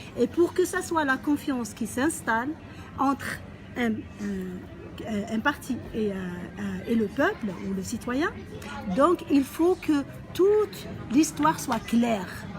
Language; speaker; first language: French; non-native, local second language; Arabic